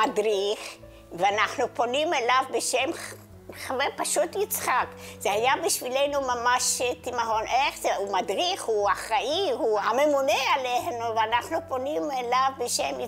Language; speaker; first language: Hebrew; non-native, fluent; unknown